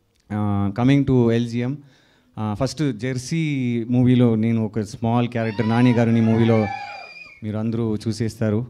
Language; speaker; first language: Telugu; non-native, learner; Tamil